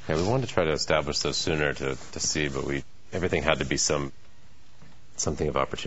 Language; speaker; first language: English; native; English